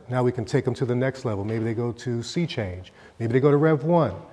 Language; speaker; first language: English; native; English